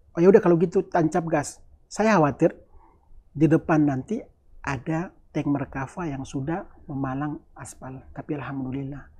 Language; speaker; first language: Indonesian; native; Indonesian